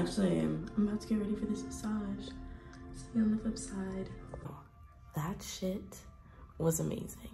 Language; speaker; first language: English; native; English